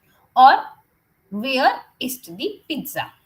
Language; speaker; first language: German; non-native, fluent; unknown